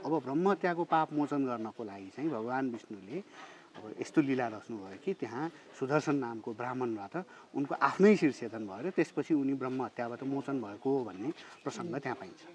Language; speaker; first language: Nepali; non-native, local second language; Newari